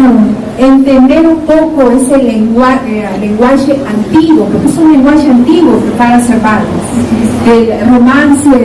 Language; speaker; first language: Portuguese; non-native, learner; Spanish